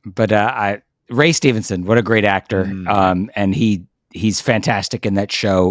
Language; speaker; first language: English; native; English